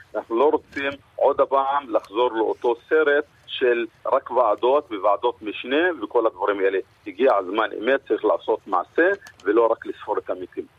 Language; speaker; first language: Hebrew; non-native, local second language; Arabic